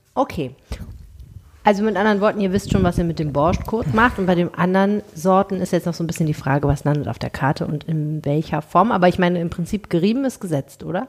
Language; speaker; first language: German; native; German